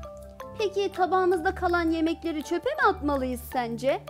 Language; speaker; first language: Turkish; native; Turkish